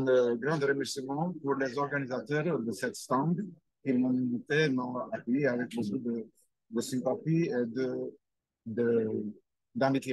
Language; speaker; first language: French; non-native, fluent; Albanian